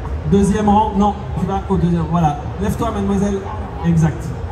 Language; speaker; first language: French; native; French